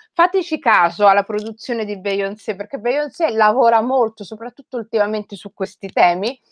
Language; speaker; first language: Italian; native; Italian